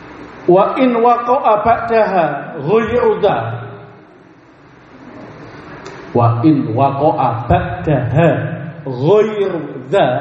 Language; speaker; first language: Arabic; non-native, fluent; Indonesian